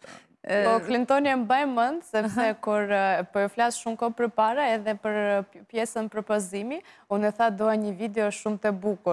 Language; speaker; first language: Albanian; non-native, learner; Russian